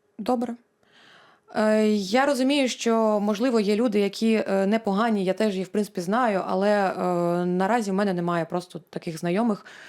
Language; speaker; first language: Ukrainian; non-native, local second language; Russian